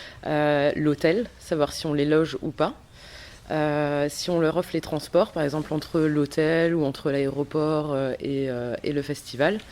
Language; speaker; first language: French; native; French